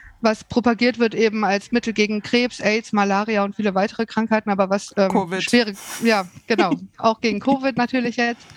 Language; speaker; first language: German; native; German